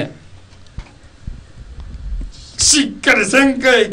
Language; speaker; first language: Japanese; native; Japanese